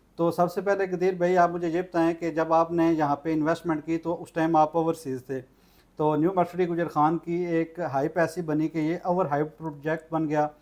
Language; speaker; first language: Urdu; non-native, local second language; Punjabi